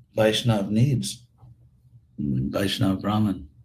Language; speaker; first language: English; native; English